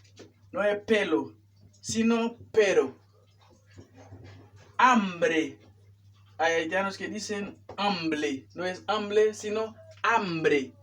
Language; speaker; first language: Spanish; non-native, fluent; Haitian Creole